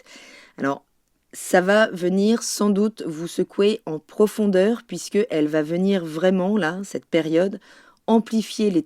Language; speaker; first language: French; native; French